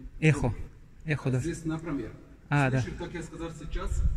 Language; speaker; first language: Russian; non-native, learner; Arabic